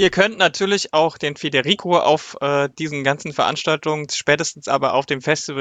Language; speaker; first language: German; native; German